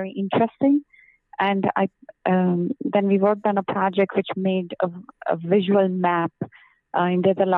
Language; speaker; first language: English; non-native, local second language; Hindi